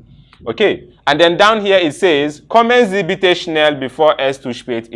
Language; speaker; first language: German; non-native, fluent; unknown